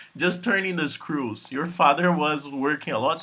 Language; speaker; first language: English; non-native, fluent; Portuguese